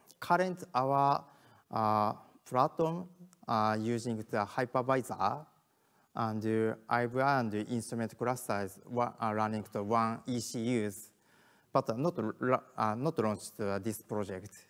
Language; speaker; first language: English; non-native, learner; Japanese